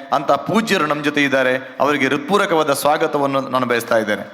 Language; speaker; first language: Kannada; non-native, local second language; Tulu